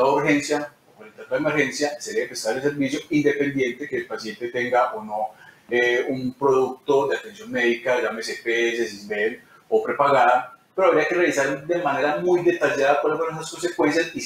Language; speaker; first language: Spanish; native; Spanish